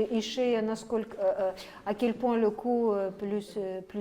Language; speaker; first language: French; non-native, fluent; Russian